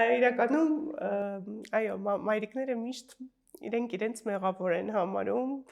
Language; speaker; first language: Armenian; native; Armenian